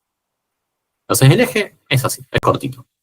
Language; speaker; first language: Spanish; native; Spanish